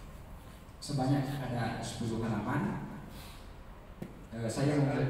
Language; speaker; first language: Indonesian; native; Indonesian